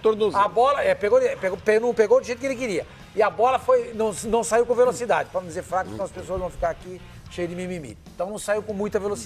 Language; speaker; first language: Portuguese; native; Portuguese